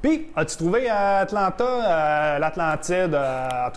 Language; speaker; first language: French; native; French